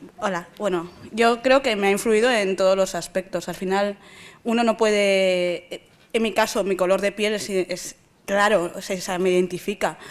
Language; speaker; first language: Spanish; early bilingual, other home language; Wolof